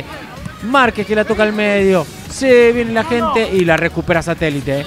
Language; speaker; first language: Spanish; native; Spanish